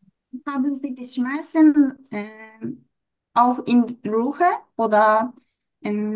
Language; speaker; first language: German; non-native, learner; Turkish